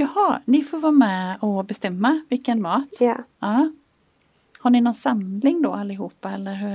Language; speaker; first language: Swedish; native; Swedish